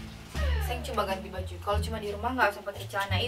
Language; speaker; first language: Indonesian; native; Indonesian